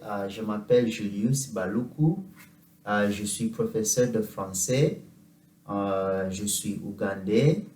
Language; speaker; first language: French; non-native, fluent; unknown